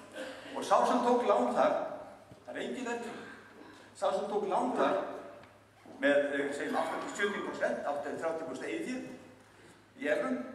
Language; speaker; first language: Icelandic; native; Icelandic